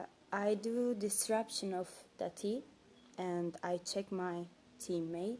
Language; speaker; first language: English; non-native, fluent; Turkish